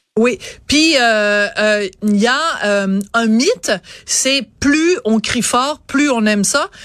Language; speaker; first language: French; native; French